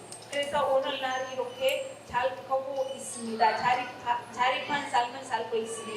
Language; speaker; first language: Korean; non-native, learner; Hindi